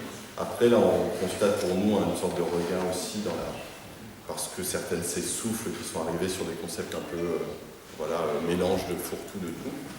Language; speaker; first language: French; native; French